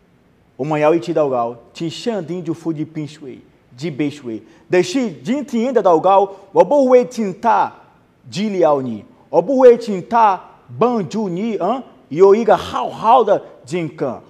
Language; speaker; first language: Chinese; non-native, learner; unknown